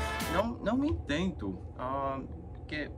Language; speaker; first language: Portuguese; non-native, fluent; Korean